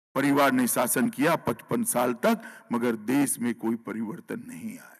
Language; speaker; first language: Hindi; non-native, local second language; Gujarati